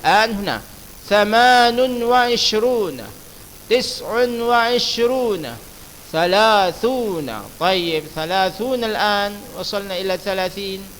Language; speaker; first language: Arabic; non-native, fluent; Indonesian